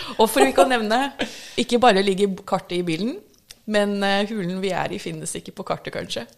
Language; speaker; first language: Norwegian; early bilingual, other home language; English